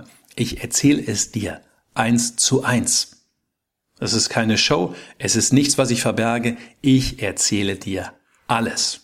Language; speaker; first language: German; native; German